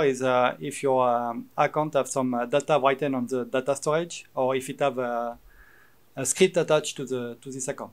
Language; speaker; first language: English; non-native, fluent; French